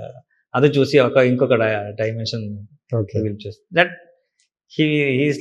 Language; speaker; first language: Telugu; non-native, learner; Kannada